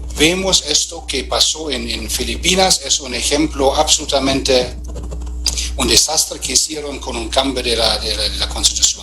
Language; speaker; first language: Spanish; non-native, fluent; German